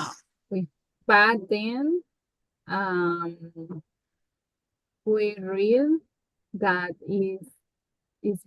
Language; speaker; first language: English; non-native, learner; Spanish